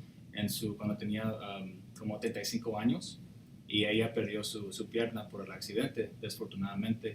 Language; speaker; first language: Spanish; early bilingual, heritage; Spanish